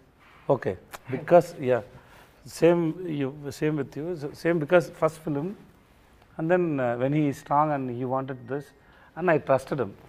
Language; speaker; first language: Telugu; non-native, learner; Tamil